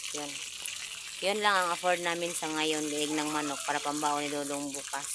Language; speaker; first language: Filipino; non-native, local second language; Cebuano